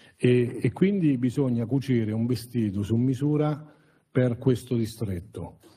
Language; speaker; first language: Italian; native; Italian